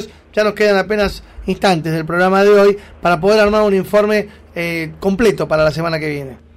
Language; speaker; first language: Spanish; native; Spanish